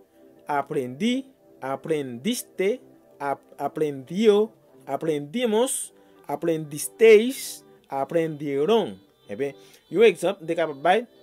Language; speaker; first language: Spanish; non-native, fluent; Haitian Creole